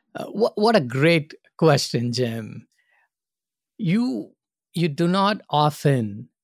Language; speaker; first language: English; non-native, local second language; Tamil